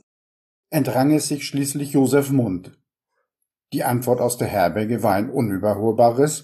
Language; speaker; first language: German; native; German